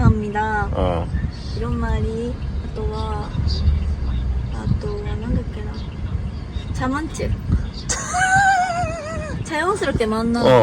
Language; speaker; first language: Korean; non-native, learner; Japanese